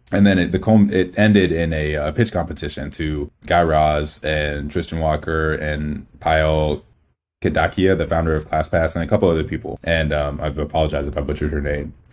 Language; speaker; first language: English; early bilingual, other home language; Igbo